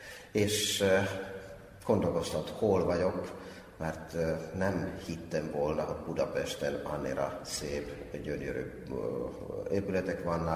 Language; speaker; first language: Hungarian; non-native, fluent; Finnish